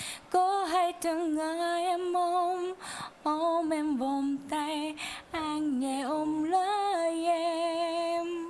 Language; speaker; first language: Vietnamese; non-native, learner; Korean